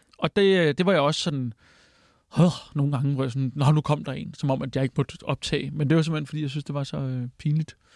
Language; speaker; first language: Danish; native; Danish